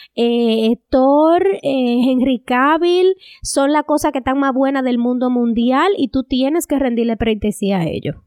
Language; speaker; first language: Spanish; native; Spanish